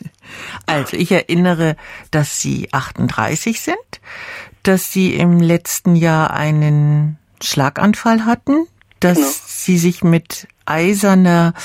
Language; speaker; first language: German; native; German